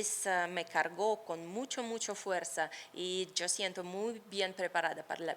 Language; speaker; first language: Spanish; non-native, fluent; Russian